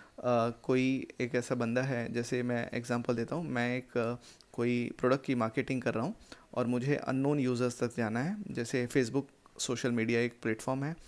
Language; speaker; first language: Hindi; native; Hindi